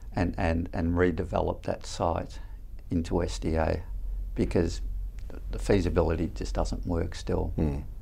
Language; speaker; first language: English; native; English